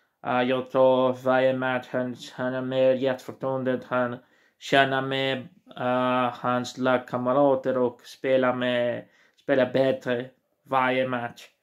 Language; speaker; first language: Swedish; non-native, learner; Portuguese